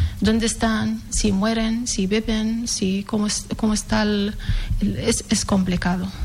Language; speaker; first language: Spanish; non-native, learner; Arabic